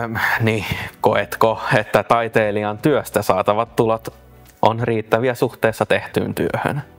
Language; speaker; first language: Finnish; native; Finnish